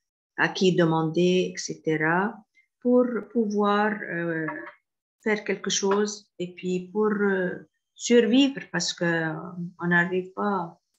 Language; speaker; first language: French; non-native, fluent; Arabic